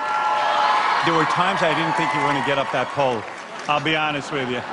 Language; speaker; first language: English; native; English